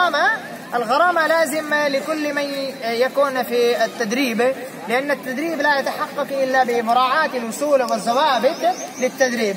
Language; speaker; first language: Arabic; non-native, fluent; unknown